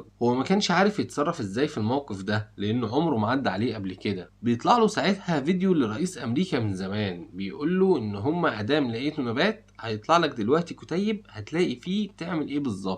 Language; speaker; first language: Arabic; native; Arabic